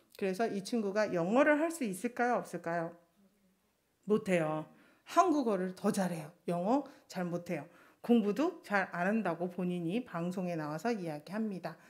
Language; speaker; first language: Korean; non-native, fluent; Chinese